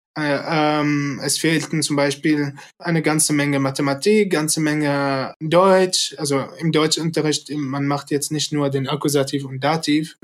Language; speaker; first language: German; early bilingual, other home language; Arabic